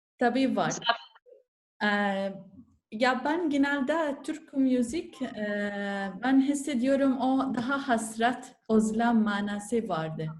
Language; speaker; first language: Turkish; non-native, learner; Arabic